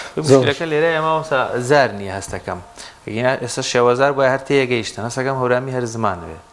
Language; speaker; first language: Central Kurdish; non-native, local second language; Gurani